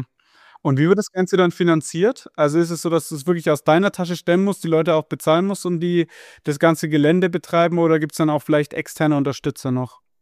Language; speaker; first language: German; native; German